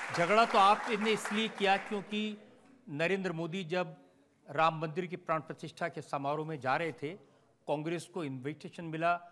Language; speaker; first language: Hindi; native; Hindi